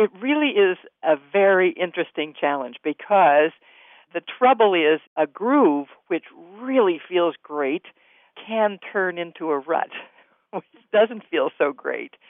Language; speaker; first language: English; native; English